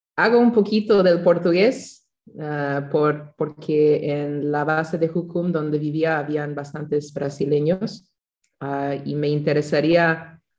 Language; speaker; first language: Spanish; early bilingual, other home language; Low German